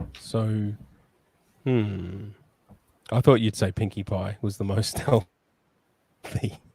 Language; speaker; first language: English; native; English